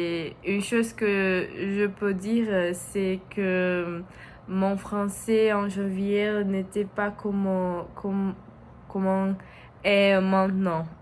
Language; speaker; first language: French; non-native, learner; Portuguese